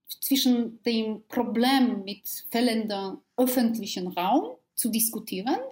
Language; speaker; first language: German; non-native, fluent; Polish